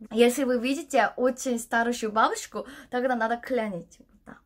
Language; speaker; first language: Russian; non-native, learner; Korean